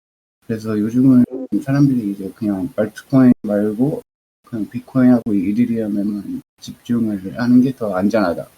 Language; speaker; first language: Korean; early bilingual, heritage; Korean